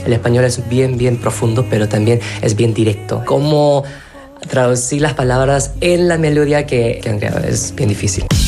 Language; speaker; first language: Spanish; non-native, fluent; Korean